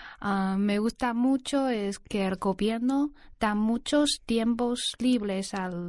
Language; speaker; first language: Spanish; non-native, learner; Chinese